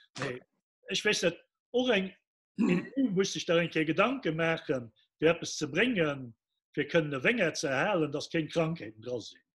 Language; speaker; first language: Luxembourgish; native; Luxembourgish